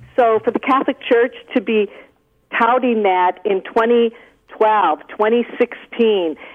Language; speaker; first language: English; native; English